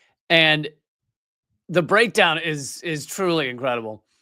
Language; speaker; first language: English; native; English